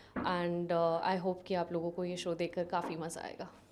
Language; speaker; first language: Hindi; native; Hindi